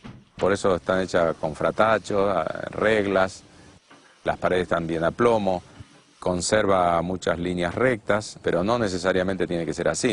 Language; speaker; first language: Spanish; native; Spanish